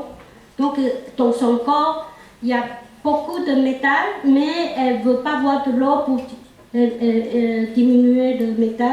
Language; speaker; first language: French; non-native, local second language; Chinese